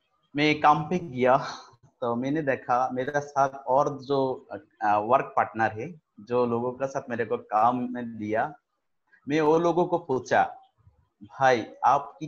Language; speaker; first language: Hindi; non-native, fluent; Bangla